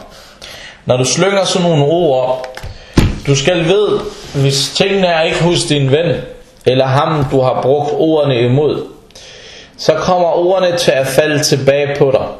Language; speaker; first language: Danish; non-native, fluent; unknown